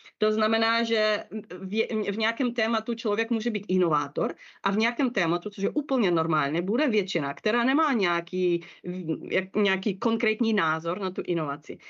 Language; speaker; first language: Czech; non-native, fluent; Russian